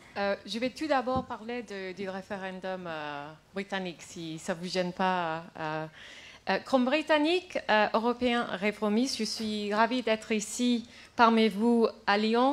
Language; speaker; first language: French; non-native, fluent; English